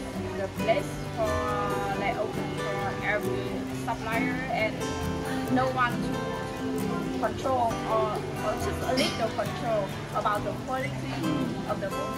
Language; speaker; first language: English; non-native, fluent; Vietnamese